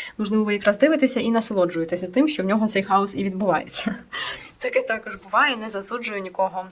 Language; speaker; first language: Ukrainian; non-native, local second language; Russian